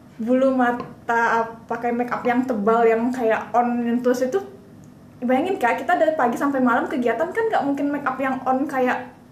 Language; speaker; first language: Indonesian; non-native, local second language; Minangkabau